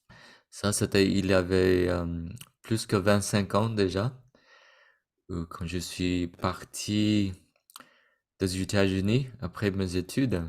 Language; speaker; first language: French; non-native, fluent; Vietnamese